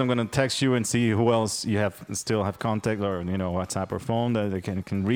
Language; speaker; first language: English; non-native, fluent; Portuguese